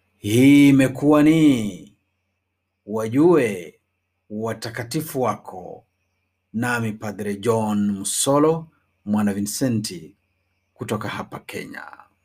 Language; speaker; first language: Swahili; native; Swahili